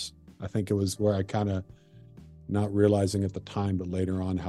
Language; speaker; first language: English; native; English